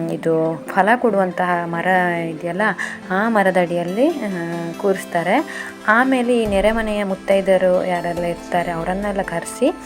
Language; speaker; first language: Kannada; non-native, local second language; Tulu